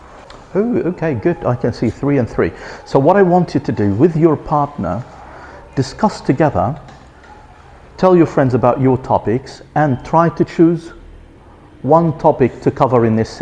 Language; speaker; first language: English; non-native, fluent; Arabic